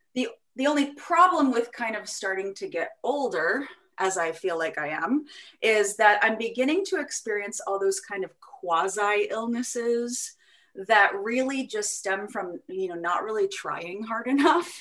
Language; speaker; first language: English; native; English